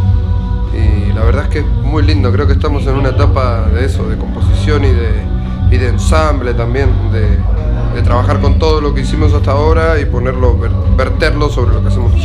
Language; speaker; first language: Spanish; native; Spanish